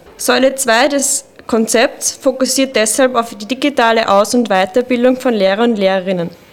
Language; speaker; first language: German; native; German